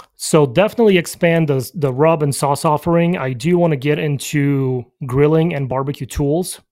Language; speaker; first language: English; early bilingual, other home language; Polish